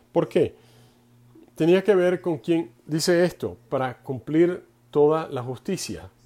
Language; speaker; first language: Spanish; non-native, fluent; English